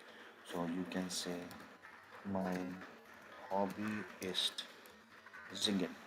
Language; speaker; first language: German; non-native, fluent; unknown